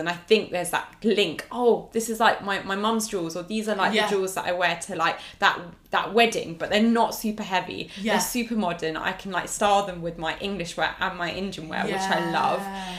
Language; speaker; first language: English; native; English